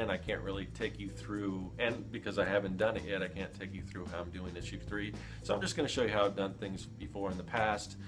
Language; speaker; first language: English; native; English